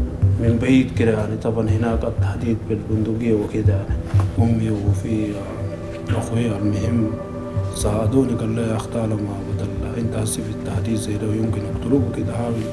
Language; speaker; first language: Arabic; native; Arabic